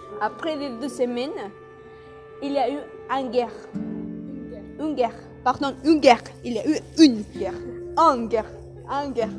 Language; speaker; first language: French; non-native, learner; Spanish